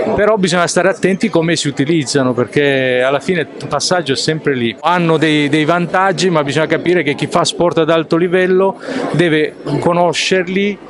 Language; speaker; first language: Italian; native; Italian